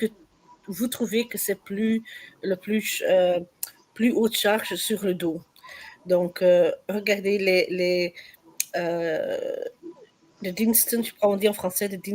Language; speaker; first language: French; non-native, learner; Dutch